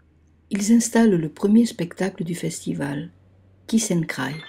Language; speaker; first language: French; native; French